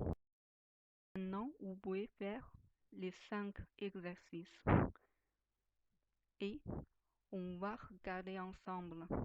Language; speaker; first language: French; non-native, fluent; Chinese